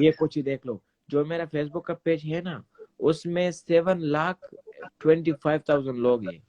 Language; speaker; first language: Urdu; non-native, learner; Pashto